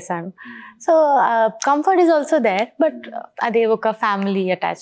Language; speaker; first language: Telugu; non-native, learner; Bangla